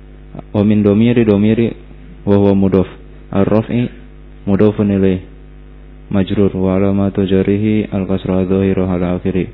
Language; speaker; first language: Arabic; non-native, learner; Indonesian